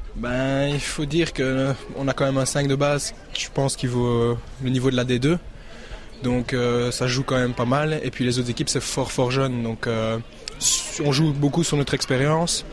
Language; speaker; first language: French; native; French